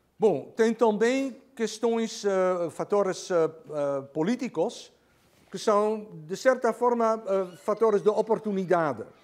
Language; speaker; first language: Portuguese; non-native, fluent; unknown